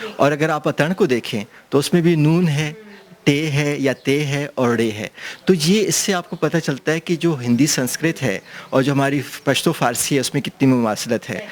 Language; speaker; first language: Urdu; non-native, local second language; Pashto